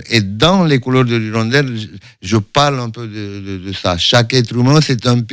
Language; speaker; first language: French; non-native, fluent; Romanian